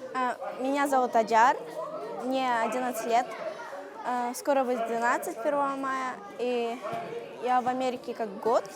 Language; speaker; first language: Russian; non-native, local second language; Kyrgyz